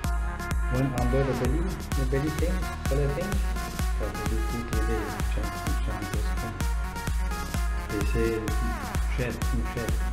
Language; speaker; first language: English; non-native, learner; French